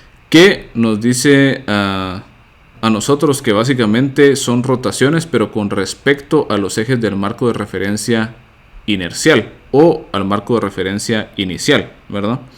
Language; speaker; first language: Spanish; native; Spanish